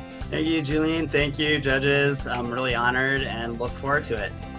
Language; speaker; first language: English; native; English